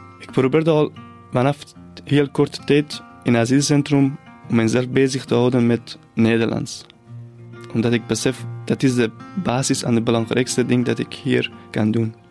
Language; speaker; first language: Dutch; non-native, fluent; Persian